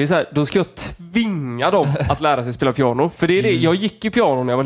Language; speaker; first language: Swedish; native; Swedish